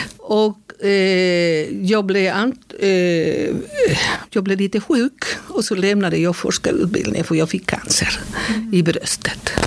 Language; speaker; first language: Swedish; non-native, fluent; Spanish